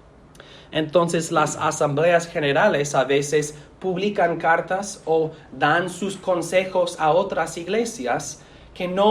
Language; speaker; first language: Spanish; non-native, fluent; English